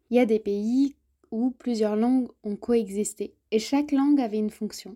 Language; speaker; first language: French; native; French